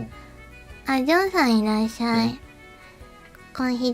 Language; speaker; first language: Japanese; native; Japanese